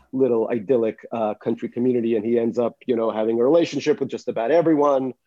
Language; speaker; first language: English; early bilingual, other home language; Russian